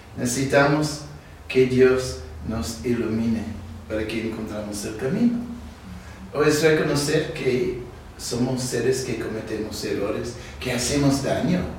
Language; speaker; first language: Spanish; non-native, fluent; English